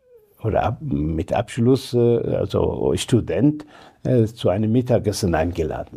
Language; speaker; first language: German; non-native, fluent; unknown